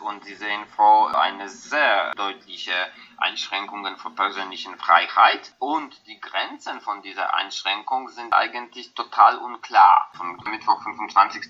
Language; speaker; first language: German; non-native, fluent; Polish